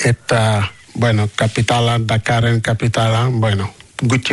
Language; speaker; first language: Basque; non-native, learner; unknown